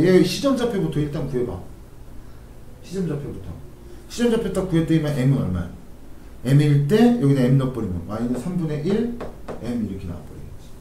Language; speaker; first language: Korean; native; Korean